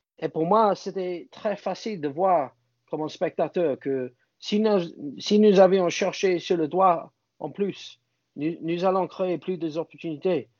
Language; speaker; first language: French; non-native, fluent; English